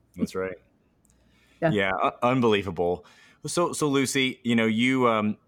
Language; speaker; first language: English; native; English